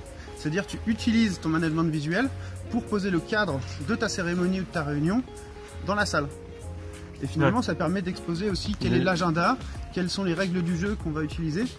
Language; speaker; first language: French; native; French